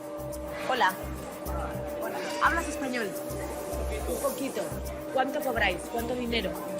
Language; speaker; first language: Spanish; native; Spanish